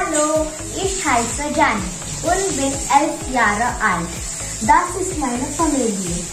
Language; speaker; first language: German; non-native, learner; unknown